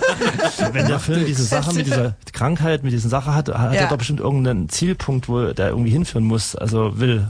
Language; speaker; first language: German; native; German